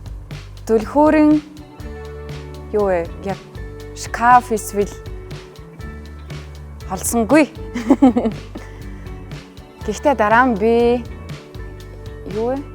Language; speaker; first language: Mongolian; non-native, learner; Russian